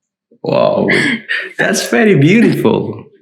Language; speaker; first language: English; non-native, learner; Indonesian